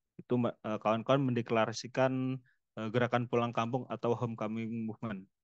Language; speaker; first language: Indonesian; non-native, local second language; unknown